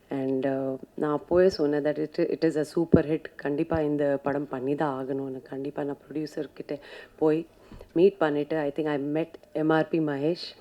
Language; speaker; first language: Tamil; non-native, fluent; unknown